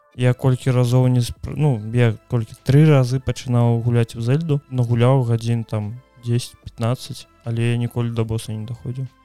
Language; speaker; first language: Belarusian; non-native, local second language; Russian